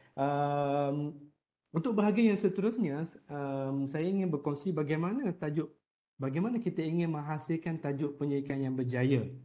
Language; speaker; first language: Malay; native; Malay